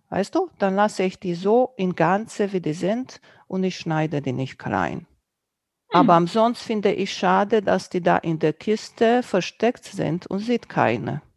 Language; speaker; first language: German; non-native, fluent; Romanian